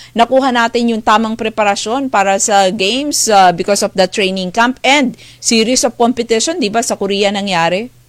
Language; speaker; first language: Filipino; native; Filipino